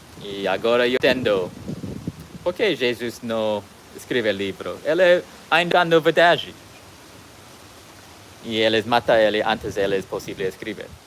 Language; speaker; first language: Portuguese; non-native, learner; English